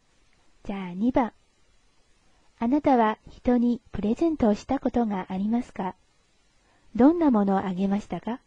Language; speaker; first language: Japanese; non-native, fluent; Chinese